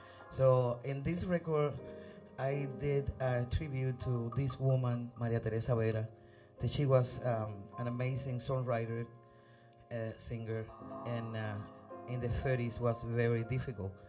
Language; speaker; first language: English; non-native, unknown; Spanish